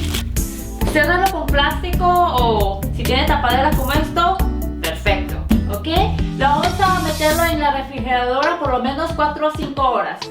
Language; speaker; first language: Spanish; non-native, fluent; Korean